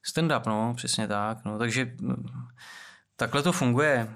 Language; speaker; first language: Czech; native; Czech